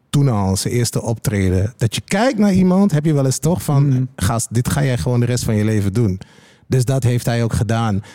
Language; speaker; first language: Dutch; native; Dutch